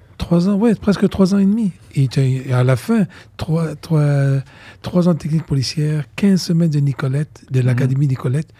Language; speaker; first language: French; non-native, local second language; Arabic